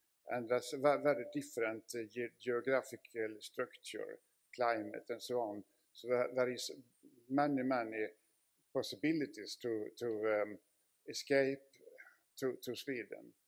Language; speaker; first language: English; non-native, fluent; Swedish